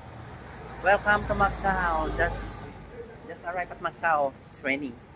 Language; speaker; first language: English; non-native, learner; Filipino